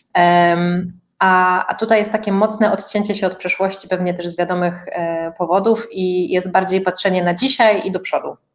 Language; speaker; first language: Polish; native; Polish